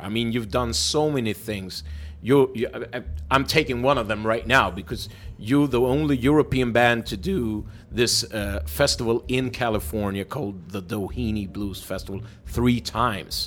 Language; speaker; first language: English; non-native, fluent; Swedish